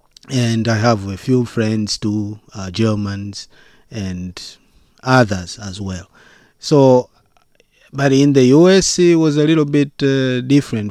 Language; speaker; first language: English; non-native, local second language; Swahili